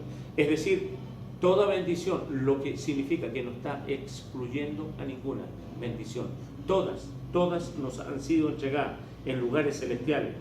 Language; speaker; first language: Spanish; native; Spanish